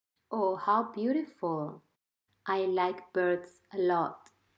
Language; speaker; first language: English; non-native, fluent; Spanish